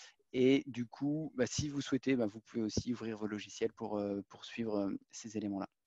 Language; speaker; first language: French; native; French